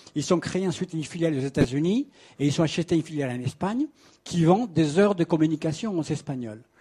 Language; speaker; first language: French; non-native, fluent; Spanish